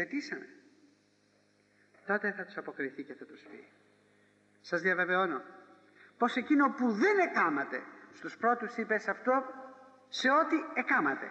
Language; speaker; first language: Greek; native; Greek